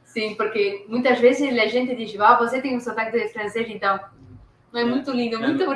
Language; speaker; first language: Portuguese; non-native, learner; French